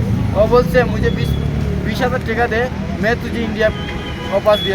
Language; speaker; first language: Hindi; non-native, learner; Bangla